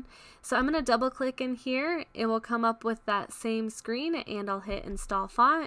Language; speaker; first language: English; native; English